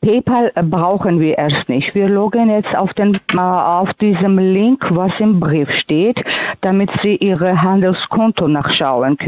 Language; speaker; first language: German; non-native, fluent; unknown